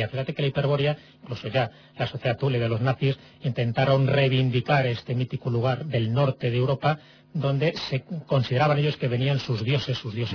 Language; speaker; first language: Spanish; native; Spanish